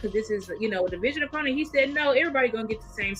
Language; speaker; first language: English; native; English